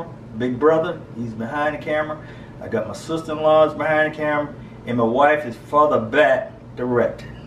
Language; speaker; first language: English; native; English